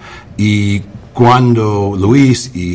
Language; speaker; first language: Spanish; non-native, learner; English